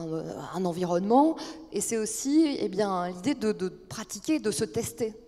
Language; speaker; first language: French; native; French